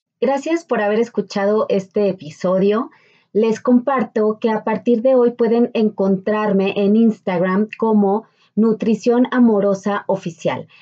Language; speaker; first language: Spanish; native; Spanish